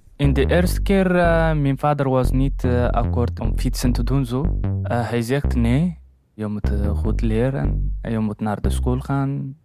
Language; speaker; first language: Dutch; non-native, learner; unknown